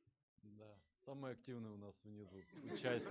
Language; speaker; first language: Russian; native; Russian